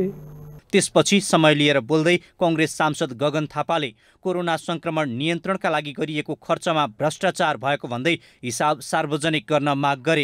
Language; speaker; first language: Nepali; native; Nepali